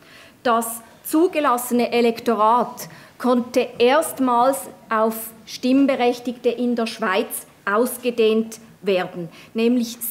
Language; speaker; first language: German; native; German